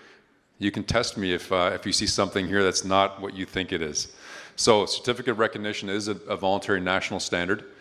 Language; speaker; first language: English; native; English